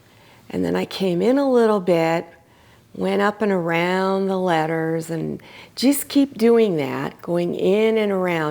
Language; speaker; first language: English; native; English